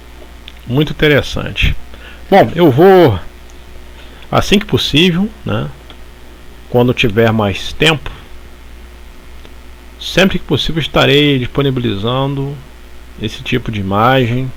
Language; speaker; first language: Portuguese; native; Portuguese